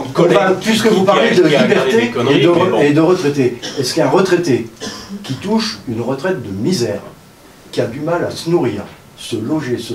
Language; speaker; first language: French; native; French